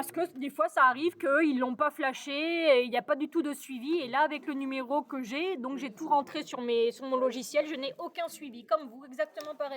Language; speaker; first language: French; native; French